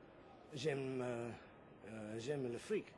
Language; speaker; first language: French; non-native, fluent; English